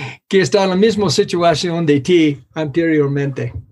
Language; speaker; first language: Spanish; non-native, fluent; English